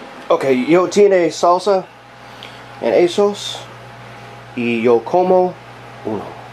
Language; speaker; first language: Spanish; non-native, learner; English